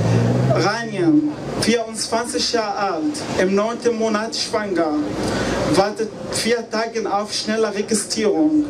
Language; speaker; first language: German; non-native, learner; Arabic